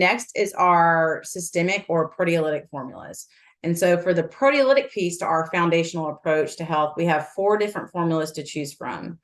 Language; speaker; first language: English; native; English